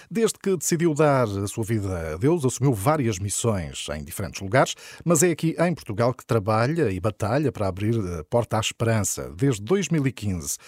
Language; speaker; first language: Portuguese; native; Portuguese